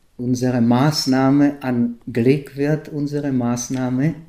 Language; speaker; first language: German; non-native, fluent; Czech